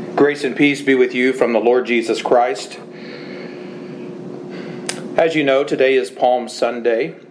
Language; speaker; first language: English; native; English